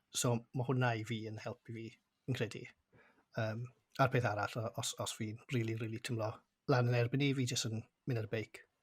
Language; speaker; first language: Welsh; native; Welsh